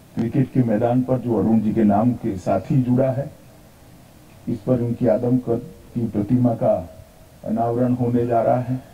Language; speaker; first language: Hindi; non-native, local second language; Gujarati